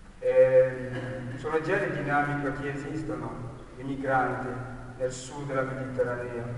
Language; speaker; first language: Italian; non-native, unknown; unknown